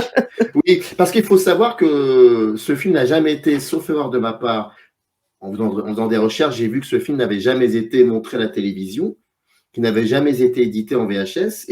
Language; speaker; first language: French; native; French